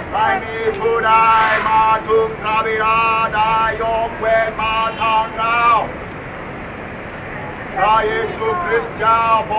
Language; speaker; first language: Thai; non-native, learner; English